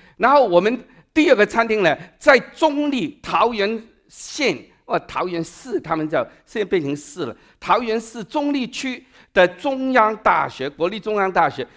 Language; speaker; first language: Chinese; non-native, local second language; Cantonese